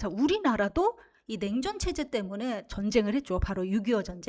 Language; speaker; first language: Korean; native; Korean